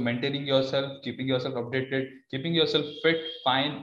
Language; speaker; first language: English; non-native, local second language; Odia